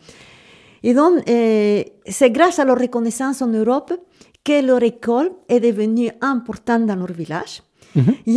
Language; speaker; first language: French; native; French